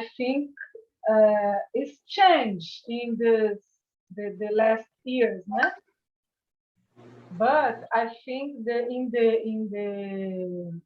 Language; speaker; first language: English; non-native, learner; Portuguese